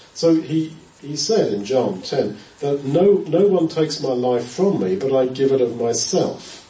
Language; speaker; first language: English; native; English